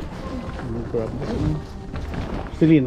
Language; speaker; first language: English; non-native, local second language; Filipino